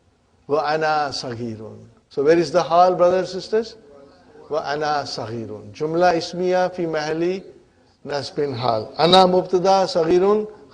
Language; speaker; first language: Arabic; non-native, fluent; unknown